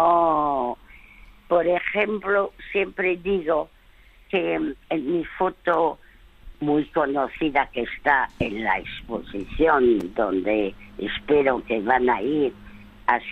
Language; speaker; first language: Spanish; early bilingual, other home language; French